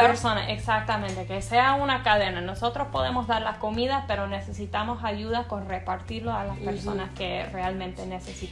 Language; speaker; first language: Spanish; non-native, fluent; English